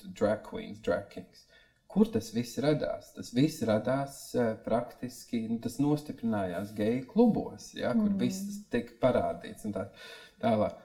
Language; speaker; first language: Latvian; native; Latvian